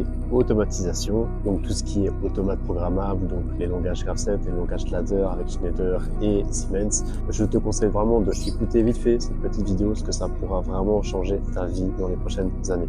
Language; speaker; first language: French; native; French